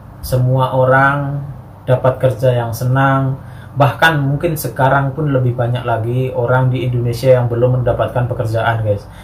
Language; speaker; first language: Indonesian; native; Indonesian